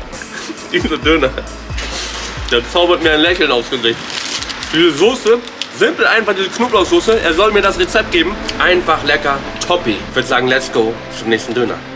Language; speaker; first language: German; native; German